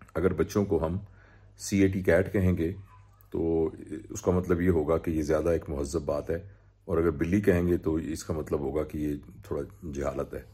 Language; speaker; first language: Urdu; non-native, local second language; Punjabi